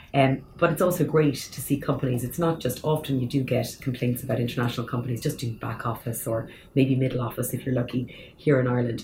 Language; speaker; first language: English; native; English